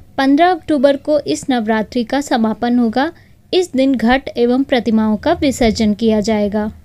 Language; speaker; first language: Hindi; native; Hindi